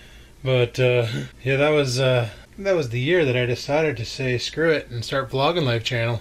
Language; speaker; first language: English; native; English